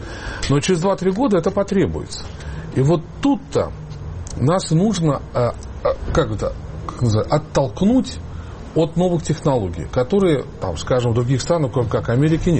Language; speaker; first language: Russian; native; Russian